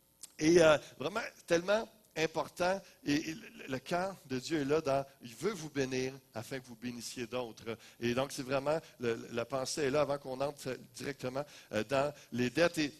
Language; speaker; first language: French; native; French